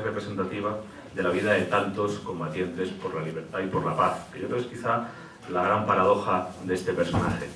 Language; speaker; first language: Spanish; native; Spanish